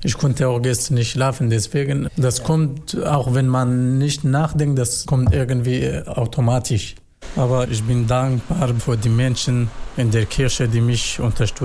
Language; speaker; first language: German; non-native, learner; Kurdish